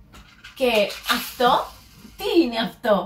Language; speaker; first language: Greek; non-native, learner; English